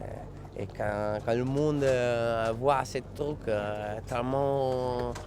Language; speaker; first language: French; non-native, fluent; Italian